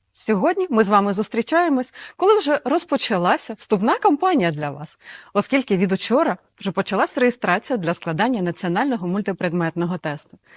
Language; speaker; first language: Ukrainian; native; Ukrainian